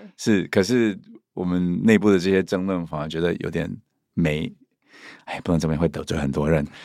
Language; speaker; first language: Chinese; native; Chinese